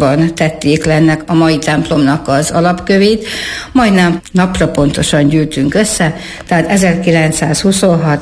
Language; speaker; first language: Hungarian; native; Hungarian